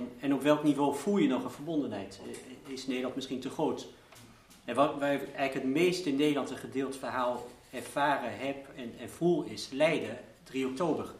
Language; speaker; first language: Dutch; early bilingual, heritage; Dutch